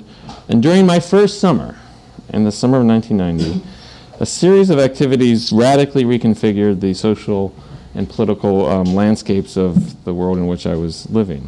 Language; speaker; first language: English; native; English